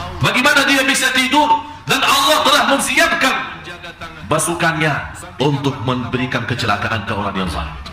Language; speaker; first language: Malay; non-native, fluent; Arabic